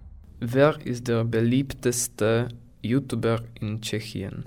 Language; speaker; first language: German; non-native, learner; Czech